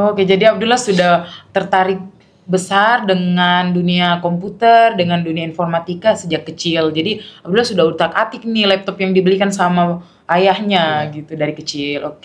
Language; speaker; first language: Indonesian; native; Indonesian